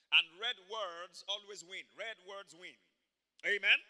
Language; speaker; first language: English; non-native, local second language; Yoruba